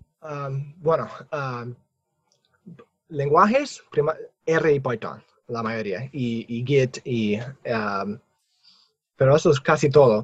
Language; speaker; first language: Spanish; non-native, fluent; English